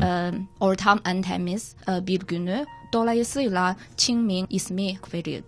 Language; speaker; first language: Turkish; non-native, fluent; Chinese